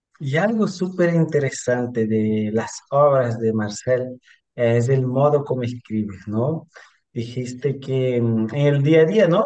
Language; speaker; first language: Spanish; non-native, fluent; Portuguese